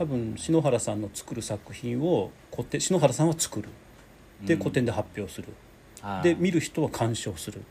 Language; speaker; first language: Japanese; native; Japanese